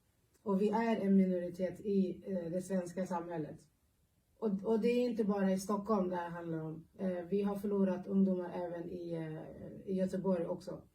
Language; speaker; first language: Swedish; early bilingual, other home language; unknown